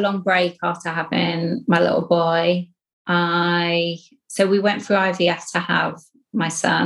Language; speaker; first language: English; native; English